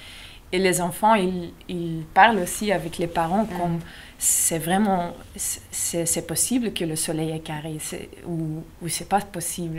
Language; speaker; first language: French; non-native, local second language; Dutch